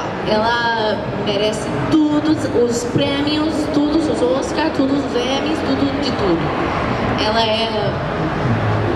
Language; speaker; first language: Portuguese; non-native, learner; English